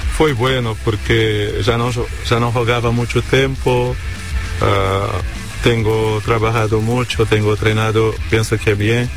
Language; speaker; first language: Spanish; non-native, learner; Portuguese